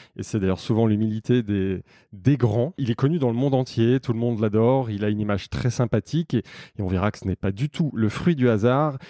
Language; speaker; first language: French; native; French